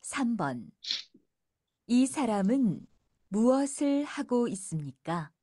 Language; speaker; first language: Korean; non-native, learner; Nepali